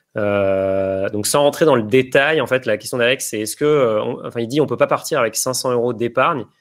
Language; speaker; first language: French; native; French